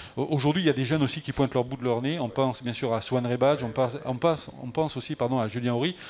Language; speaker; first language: French; native; French